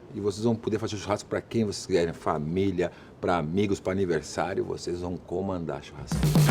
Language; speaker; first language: Portuguese; native; Portuguese